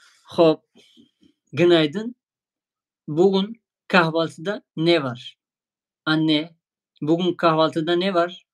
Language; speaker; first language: Turkish; non-native, fluent; Tajik